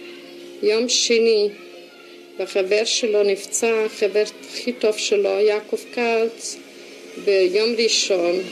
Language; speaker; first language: Hebrew; non-native, fluent; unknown